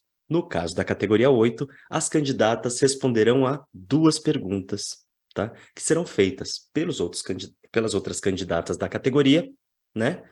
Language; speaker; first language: Portuguese; native; Portuguese